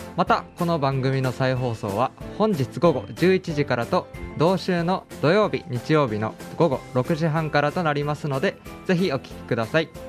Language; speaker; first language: Japanese; native; Japanese